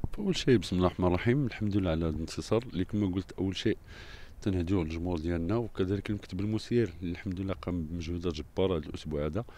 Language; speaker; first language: Arabic; native; Arabic